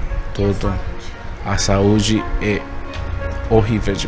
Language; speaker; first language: Portuguese; non-native, fluent; Spanish